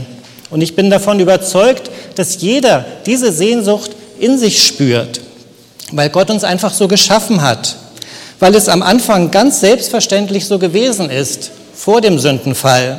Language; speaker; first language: German; native; German